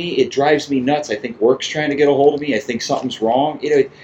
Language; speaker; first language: English; native; English